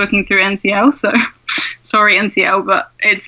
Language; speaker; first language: English; native; English